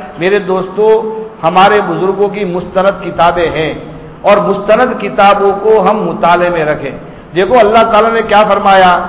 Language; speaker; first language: Urdu; non-native, local second language; Gujarati